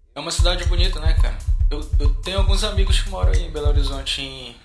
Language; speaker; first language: Portuguese; native; Portuguese